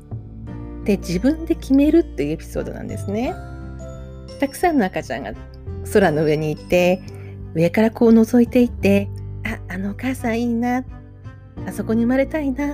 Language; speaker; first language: Japanese; native; Japanese